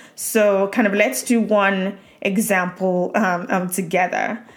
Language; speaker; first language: English; non-native, local second language; Yoruba